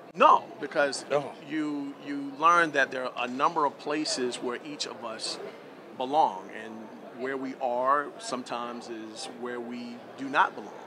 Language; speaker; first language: English; native; English